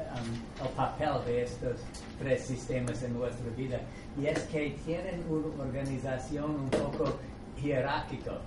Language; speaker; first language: Spanish; non-native, fluent; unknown